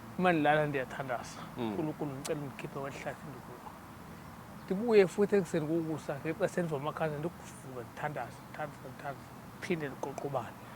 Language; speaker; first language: Zulu; non-native, local second language; Xhosa